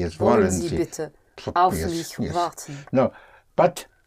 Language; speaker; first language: German; non-native, learner; English